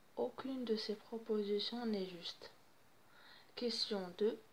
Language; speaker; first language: French; non-native, local second language; Arabic